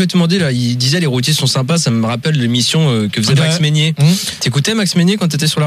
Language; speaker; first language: French; native; French